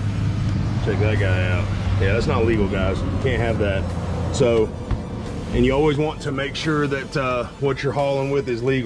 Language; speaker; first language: English; native; English